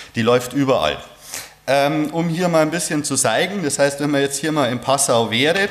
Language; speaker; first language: German; native; German